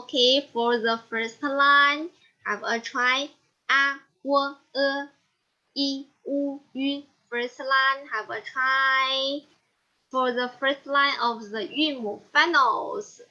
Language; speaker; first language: English; non-native, learner; Chinese